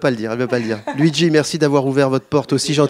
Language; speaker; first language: French; native; French